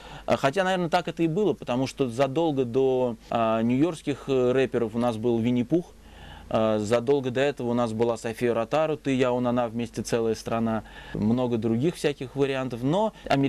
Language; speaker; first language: Russian; native; Russian